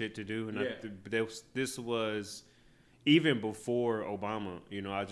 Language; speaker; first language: English; native; English